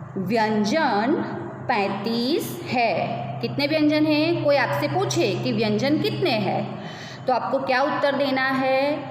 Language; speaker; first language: Hindi; non-native, local second language; Gujarati